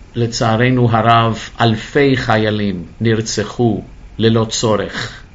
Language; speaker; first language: Hebrew; non-native, fluent; English